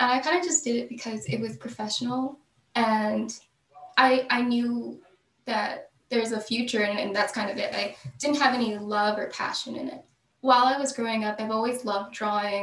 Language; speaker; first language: English; native; English